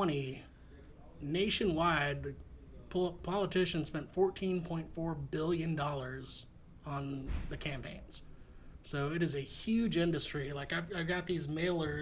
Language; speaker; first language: English; native; English